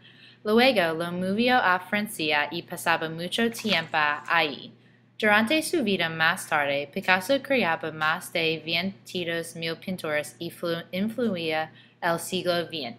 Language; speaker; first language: Spanish; non-native, learner; English